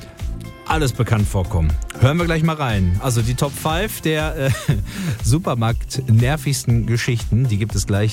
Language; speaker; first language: German; native; German